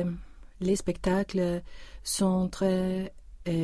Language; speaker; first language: French; non-native, learner; Swedish